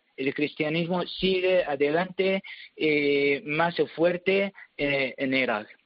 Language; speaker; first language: Spanish; non-native, learner; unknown